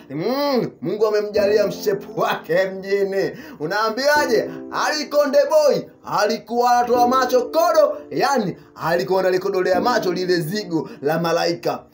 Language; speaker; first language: Swahili; native; Swahili